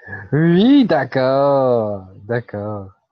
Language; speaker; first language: French; non-native, learner; Portuguese